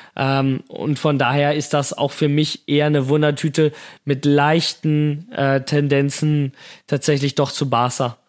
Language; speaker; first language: German; native; German